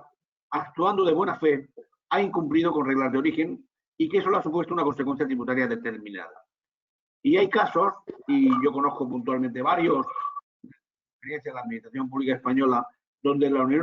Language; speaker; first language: Spanish; native; Spanish